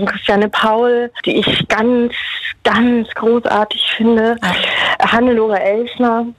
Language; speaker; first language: German; early bilingual, other home language; Hungarian